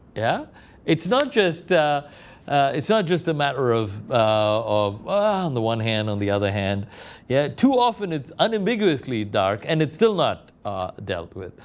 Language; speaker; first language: English; non-native, local second language; Malayalam